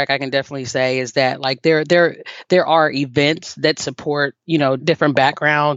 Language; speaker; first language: English; native; English